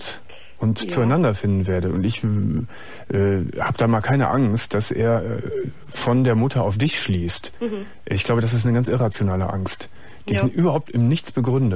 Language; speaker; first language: German; native; German